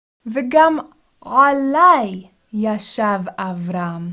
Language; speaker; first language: Hebrew; non-native, fluent; English